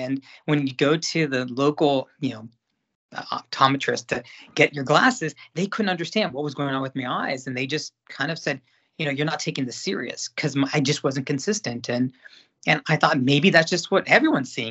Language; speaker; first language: English; native; English